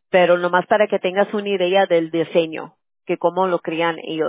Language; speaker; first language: Spanish; early bilingual, heritage; Spanish